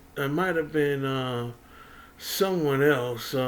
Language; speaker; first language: English; native; English